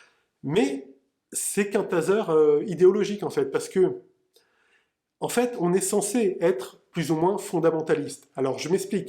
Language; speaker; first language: French; native; French